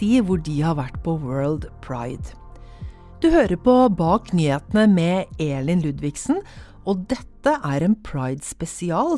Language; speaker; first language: Norwegian; native; Norwegian